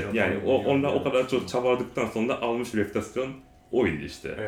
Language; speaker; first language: Turkish; non-native, learner; Japanese